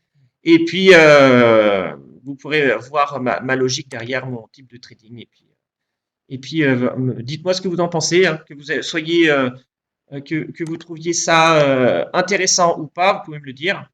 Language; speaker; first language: French; native; French